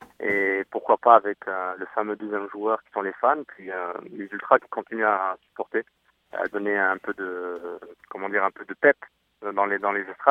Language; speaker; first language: French; native; French